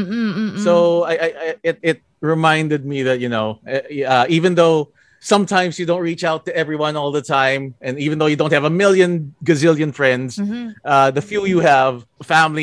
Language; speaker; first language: English; non-native, local second language; Filipino